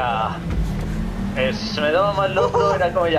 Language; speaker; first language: Spanish; native; Spanish